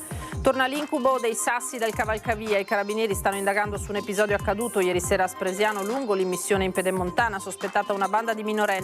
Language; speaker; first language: Italian; native; Italian